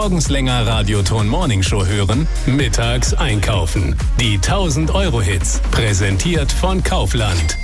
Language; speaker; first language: German; native; German